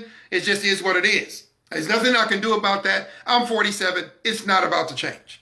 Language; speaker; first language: English; native; English